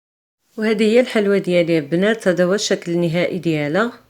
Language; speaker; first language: Arabic; native; Arabic